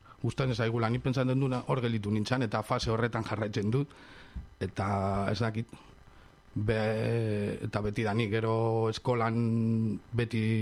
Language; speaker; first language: Basque; non-native, local second language; Spanish